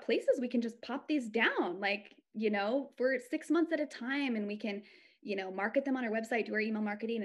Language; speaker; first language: English; native; English